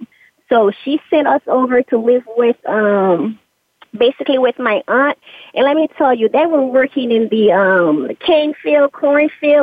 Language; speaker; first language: English; early bilingual, other home language; Haitian Creole